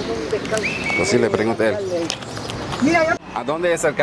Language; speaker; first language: Spanish; non-native, learner; English